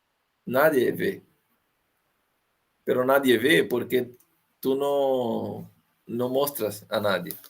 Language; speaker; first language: Spanish; non-native, fluent; Portuguese